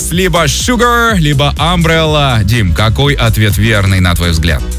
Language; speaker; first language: Russian; native; Russian